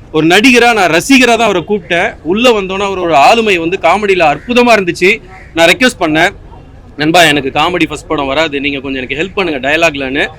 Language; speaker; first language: Tamil; native; Tamil